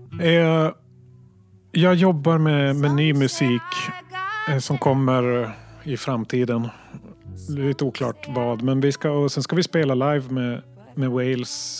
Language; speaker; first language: Swedish; native; Swedish